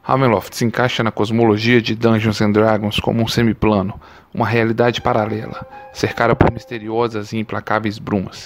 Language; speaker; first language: Portuguese; native; Portuguese